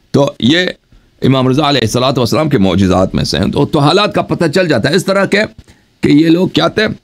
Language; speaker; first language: Urdu; non-native, fluent; Persian